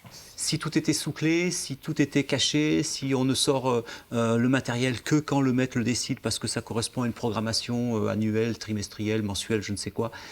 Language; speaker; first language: French; native; French